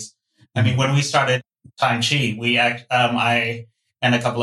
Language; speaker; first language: English; non-native, local second language; Cantonese